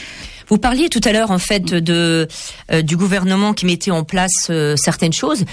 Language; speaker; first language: French; native; French